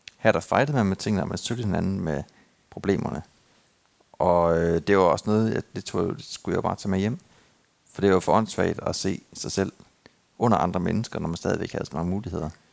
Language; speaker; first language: Danish; native; Danish